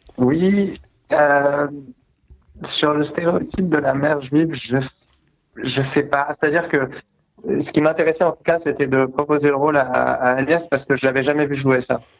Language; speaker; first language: French; native; French